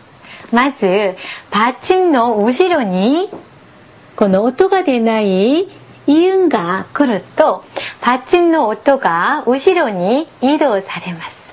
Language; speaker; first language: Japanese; non-native, fluent; Korean